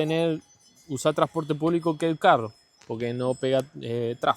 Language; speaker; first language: Portuguese; non-native, learner; Spanish